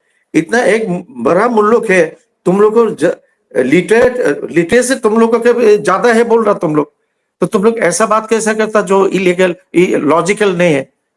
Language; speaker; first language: Hindi; non-native, learner; Bangla